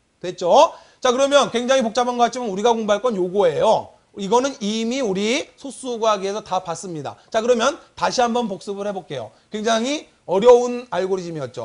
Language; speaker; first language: Korean; native; Korean